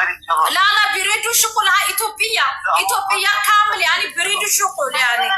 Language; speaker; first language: Arabic; non-native, learner; Amharic